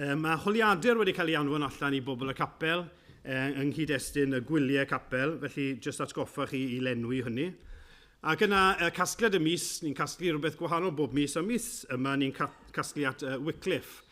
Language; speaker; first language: Welsh; native; Welsh